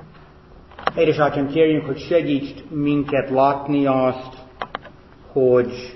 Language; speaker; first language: Hungarian; non-native, fluent; English